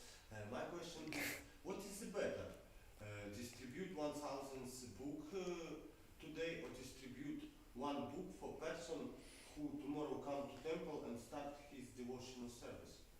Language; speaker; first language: English; non-native, learner; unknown